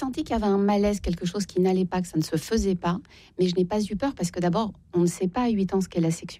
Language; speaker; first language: French; native; French